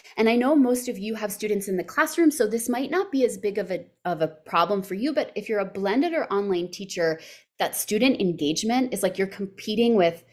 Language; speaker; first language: English; native; English